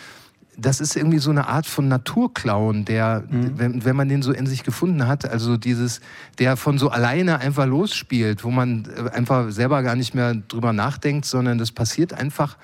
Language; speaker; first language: German; native; German